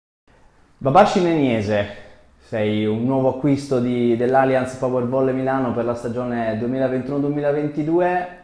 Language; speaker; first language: Italian; native; Italian